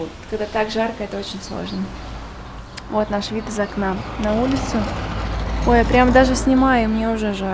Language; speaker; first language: Russian; native; Russian